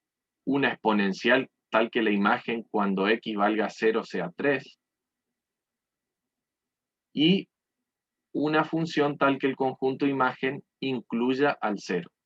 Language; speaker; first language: Spanish; native; Spanish